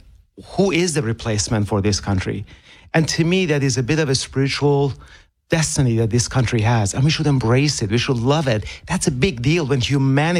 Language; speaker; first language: English; non-native, fluent; Persian